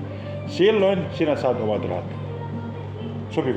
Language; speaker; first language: Finnish; non-native, fluent; Turkish